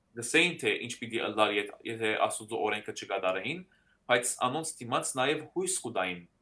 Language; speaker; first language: Armenian; early bilingual, heritage; Armenian